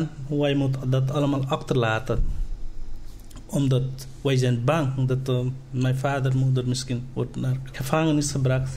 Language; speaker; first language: Dutch; non-native, learner; Nepali